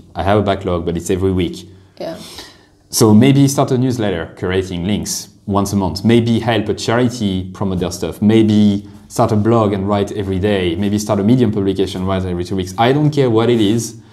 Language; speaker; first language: English; non-native, fluent; French